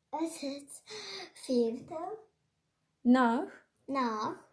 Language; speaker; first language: German; non-native, learner; Ukrainian